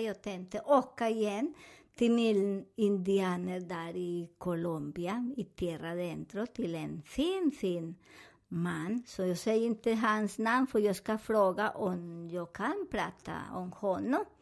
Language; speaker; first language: Swedish; non-native, fluent; Spanish